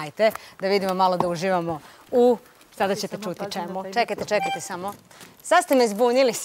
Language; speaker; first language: Serbian; native; Serbian